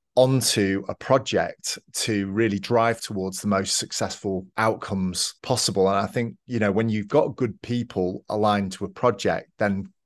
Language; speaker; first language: English; native; English